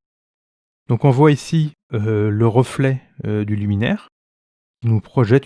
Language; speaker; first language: French; native; French